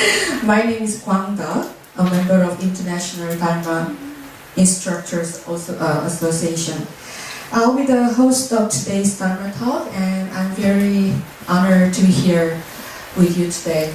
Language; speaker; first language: English; non-native, learner; Korean